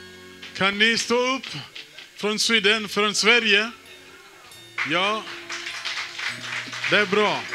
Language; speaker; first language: Swedish; non-native, fluent; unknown